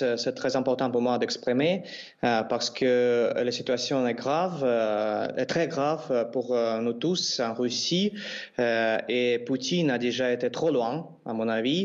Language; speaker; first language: French; non-native, learner; Russian